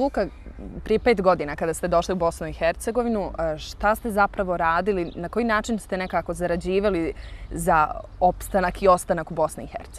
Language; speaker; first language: Serbian; native; Serbian